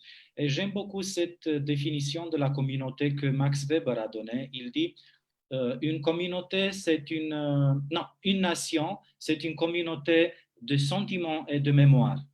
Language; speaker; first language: French; non-native, fluent; Romanian